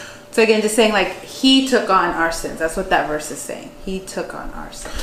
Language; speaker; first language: English; native; English